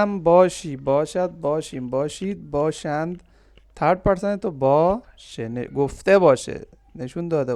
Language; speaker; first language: Persian; non-native, fluent; Urdu